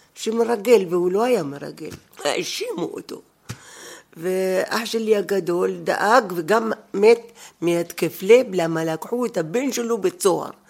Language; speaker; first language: Hebrew; non-native, fluent; Arabic